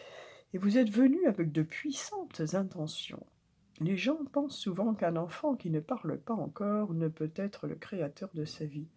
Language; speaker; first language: French; native; French